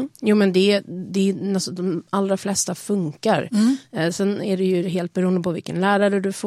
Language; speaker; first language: Swedish; native; Swedish